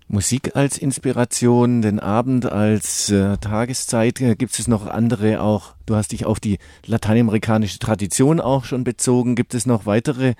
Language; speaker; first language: German; native; German